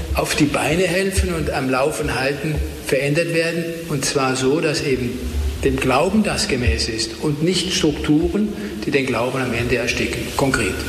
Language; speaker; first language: German; native; German